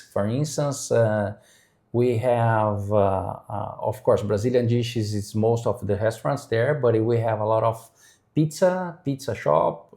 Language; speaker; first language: English; non-native, fluent; Portuguese